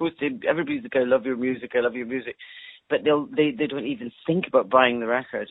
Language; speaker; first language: English; native; English